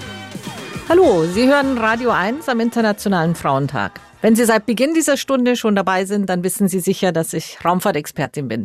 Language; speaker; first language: German; native; German